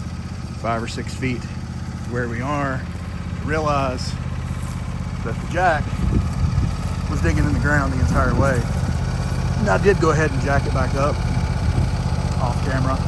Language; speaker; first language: English; native; English